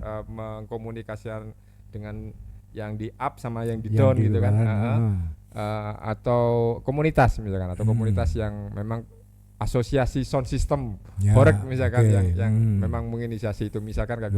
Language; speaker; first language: Indonesian; non-native, local second language; Javanese